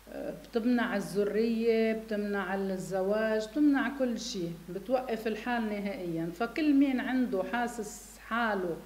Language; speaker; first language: Arabic; native; Arabic